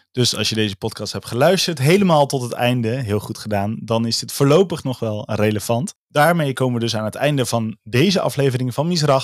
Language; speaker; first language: Dutch; native; Dutch